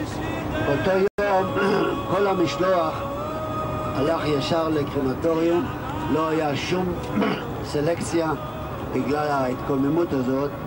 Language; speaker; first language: Hebrew; non-native, fluent; Yiddish